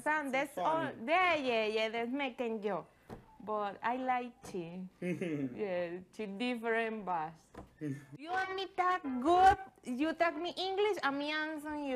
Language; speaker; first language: English; non-native, learner; Spanish